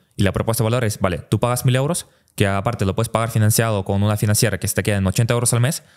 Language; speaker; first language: Spanish; early bilingual, other home language; Russian